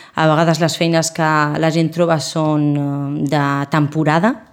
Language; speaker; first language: Catalan; non-native, local second language; Spanish